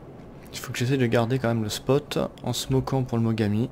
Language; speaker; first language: French; native; French